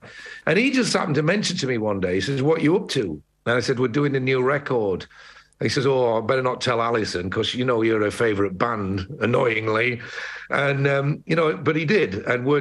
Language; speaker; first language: English; native; English